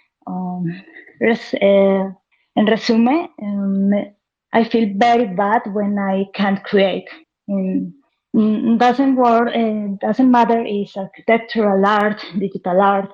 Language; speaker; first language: English; non-native, learner; Spanish